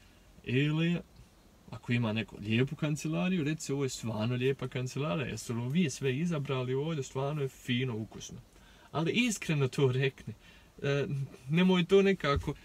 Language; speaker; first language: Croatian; early bilingual, heritage; Croatian